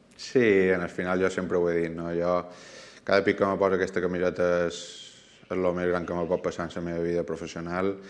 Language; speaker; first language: Catalan; native; Catalan